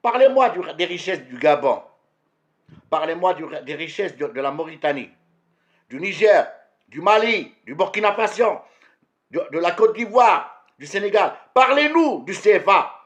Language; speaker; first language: French; non-native, local second language; Arabic